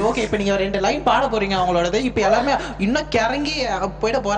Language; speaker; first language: Tamil; native; Tamil